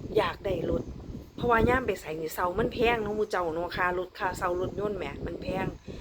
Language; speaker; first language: Thai; native; Thai